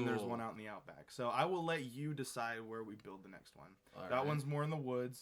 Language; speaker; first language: English; native; English